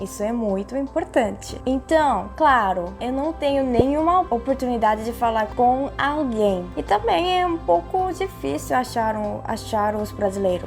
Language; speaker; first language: Portuguese; non-native, fluent; Korean